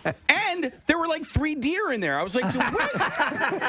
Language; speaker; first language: English; native; English